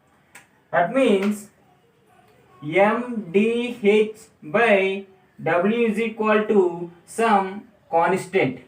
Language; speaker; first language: English; non-native, local second language; Telugu